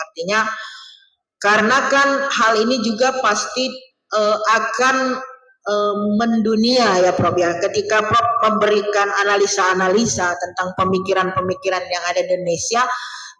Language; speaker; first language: Indonesian; native; Indonesian